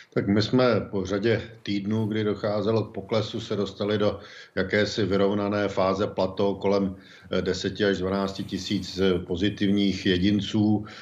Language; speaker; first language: Czech; native; Czech